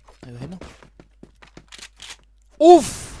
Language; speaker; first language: Arabic; native; Arabic